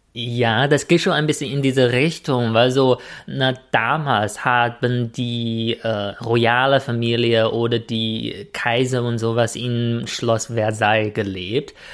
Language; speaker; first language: German; non-native, fluent; Chinese